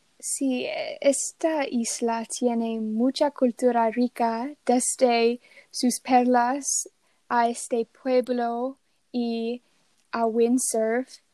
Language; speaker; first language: Spanish; non-native, learner; English